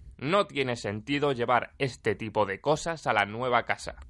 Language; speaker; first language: Spanish; native; Spanish